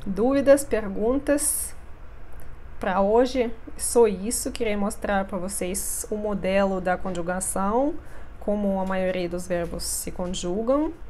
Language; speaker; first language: Portuguese; non-native, fluent; Russian